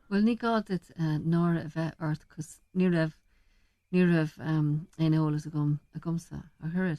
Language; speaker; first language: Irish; non-native, local second language; English